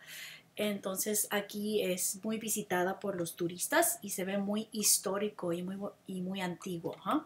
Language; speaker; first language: Spanish; non-native, fluent; English